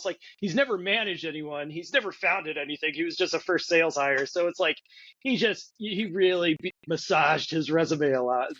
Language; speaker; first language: English; native; English